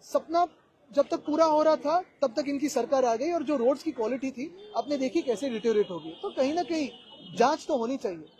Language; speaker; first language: Hindi; non-native, local second language; Marathi